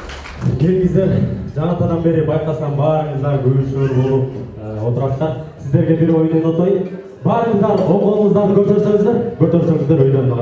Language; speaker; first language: Kyrgyz; native; Kyrgyz